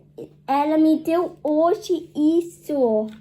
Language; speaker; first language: Portuguese; early bilingual, heritage; Portuguese